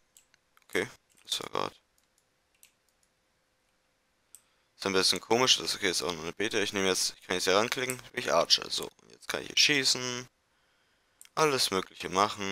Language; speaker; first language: German; native; German